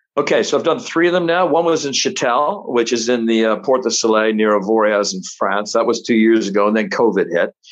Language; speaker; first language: English; native; English